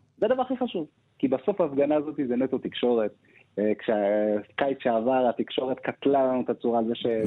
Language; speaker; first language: Hebrew; early bilingual, other home language; Amharic